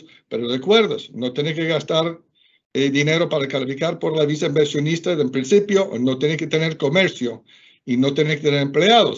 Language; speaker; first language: Spanish; non-native, fluent; English